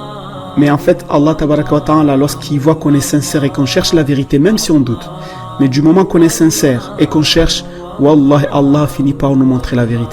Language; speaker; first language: French; native; French